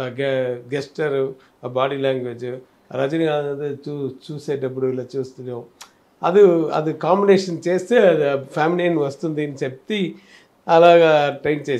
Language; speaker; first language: Telugu; non-native, learner; Tamil